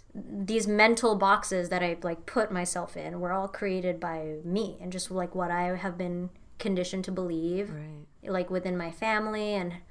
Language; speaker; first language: English; non-native, fluent; Indonesian